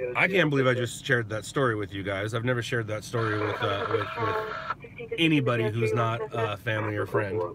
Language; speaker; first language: English; native; English